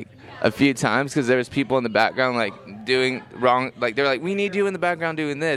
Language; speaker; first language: English; native; English